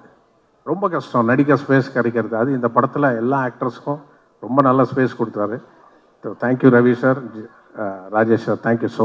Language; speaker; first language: Tamil; non-native, local second language; Telugu